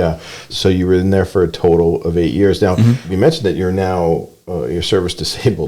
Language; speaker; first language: English; native; English